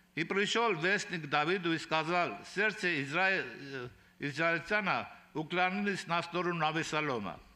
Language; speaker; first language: Russian; non-native, local second language; Armenian